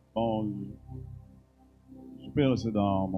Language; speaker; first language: French; non-native, local second language; Luba-Lulua